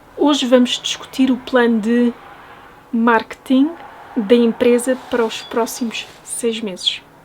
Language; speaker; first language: Portuguese; native; Portuguese